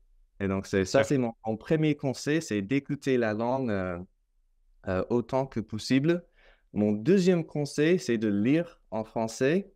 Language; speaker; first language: French; non-native, fluent; English